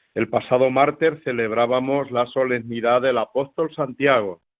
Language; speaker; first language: Spanish; native; Spanish